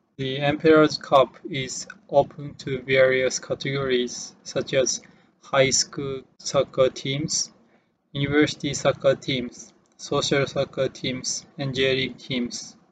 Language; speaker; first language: English; non-native, learner; Japanese